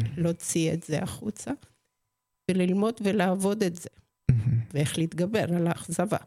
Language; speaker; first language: Hebrew; non-native, fluent; Spanish